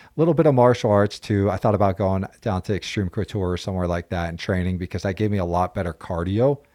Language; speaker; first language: English; native; English